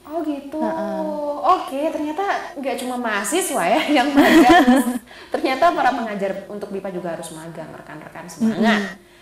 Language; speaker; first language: Indonesian; native; Indonesian